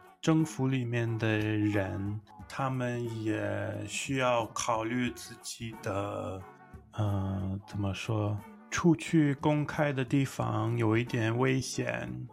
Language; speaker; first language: Chinese; non-native, learner; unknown